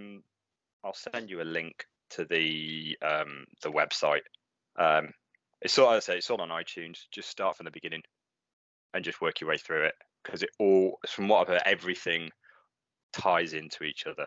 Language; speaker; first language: English; native; English